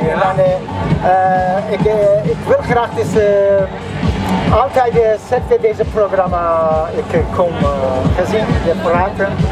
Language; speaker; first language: Dutch; non-native, learner; Italian